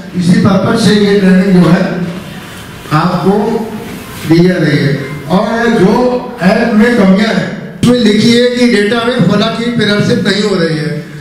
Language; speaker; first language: Hindi; native; Hindi